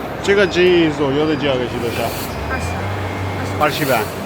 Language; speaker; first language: Chinese; non-native, learner; Persian